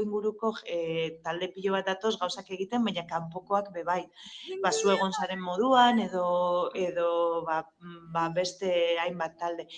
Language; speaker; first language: Basque; native; Basque